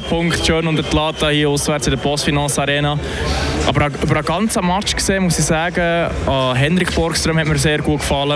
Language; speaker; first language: German; native; German